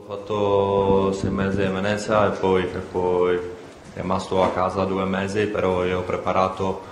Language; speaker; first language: Italian; non-native, learner; Czech